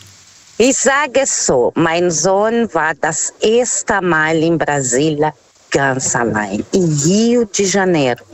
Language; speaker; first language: German; non-native, fluent; Portuguese